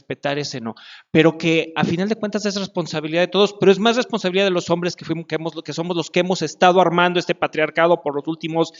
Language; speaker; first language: Spanish; native; Spanish